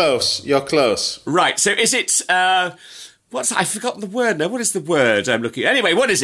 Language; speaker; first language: English; native; English